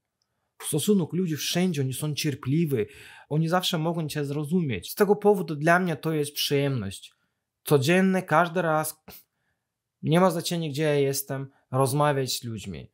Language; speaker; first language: Polish; non-native, fluent; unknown